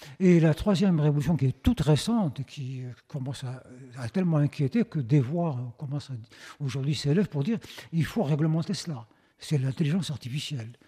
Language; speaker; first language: French; non-native, local second language; Arabic